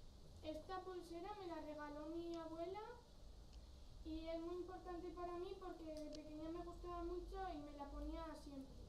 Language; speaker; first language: Spanish; non-native, local second language; Basque